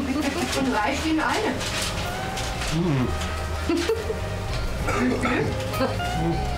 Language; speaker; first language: German; non-native, fluent; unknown